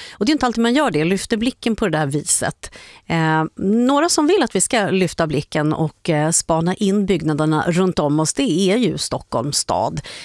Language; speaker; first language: Swedish; native; Swedish